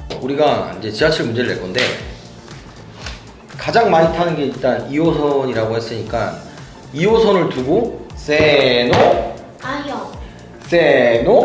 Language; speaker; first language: Korean; native; Korean